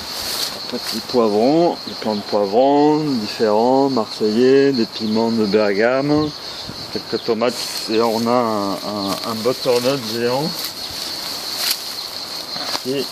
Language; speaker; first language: French; native; French